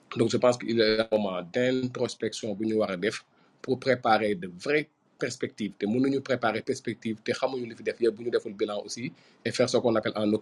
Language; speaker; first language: French; non-native, local second language; Fula